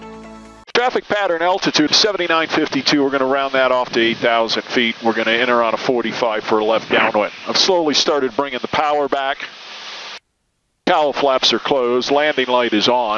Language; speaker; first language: English; native; English